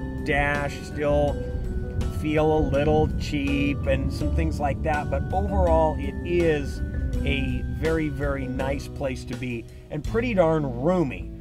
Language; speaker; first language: English; native; English